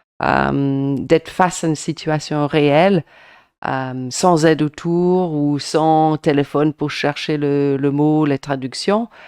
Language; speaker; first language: French; non-native, fluent; English